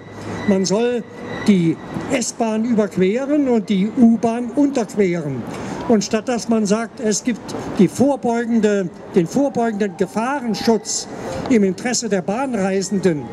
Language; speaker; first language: German; native; German